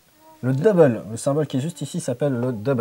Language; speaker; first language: French; native; French